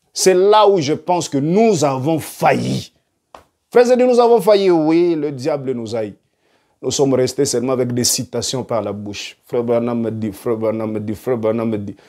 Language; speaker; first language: French; non-native, local second language; Lingala